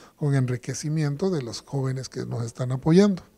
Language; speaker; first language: Spanish; native; Spanish